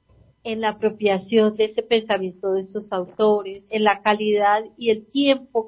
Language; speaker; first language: Spanish; native; Spanish